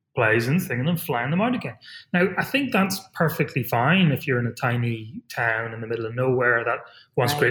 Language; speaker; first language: English; native; English